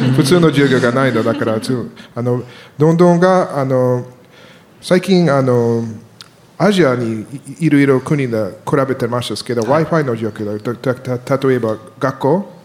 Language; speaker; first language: Japanese; non-native, learner; English